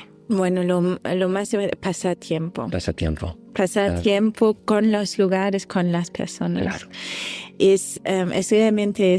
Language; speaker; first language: Spanish; non-native, fluent; German